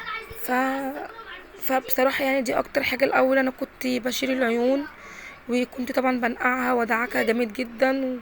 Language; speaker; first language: Arabic; native; Arabic